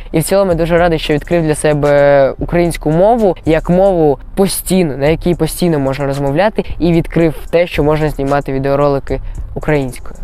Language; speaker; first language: Ukrainian; non-native, local second language; Russian